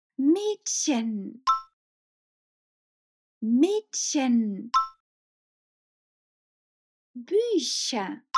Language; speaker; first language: German; non-native, fluent; Portuguese